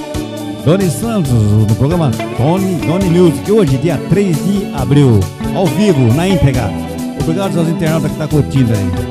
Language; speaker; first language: Portuguese; native; Portuguese